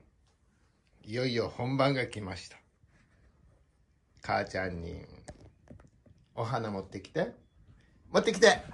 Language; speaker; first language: Japanese; native; Japanese